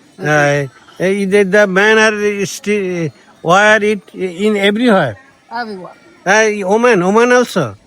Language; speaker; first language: English; non-native, learner; Bangla